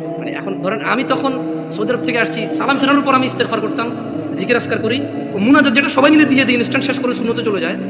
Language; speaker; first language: Bangla; early bilingual, heritage; Bangla